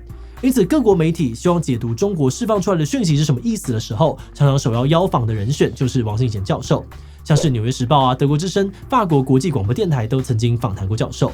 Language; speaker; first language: Chinese; native; Chinese